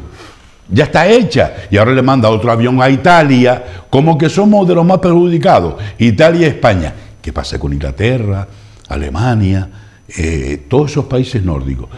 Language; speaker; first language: Spanish; native; Spanish